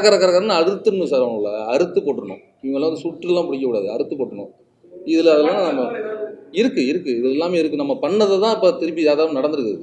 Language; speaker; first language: Tamil; native; Tamil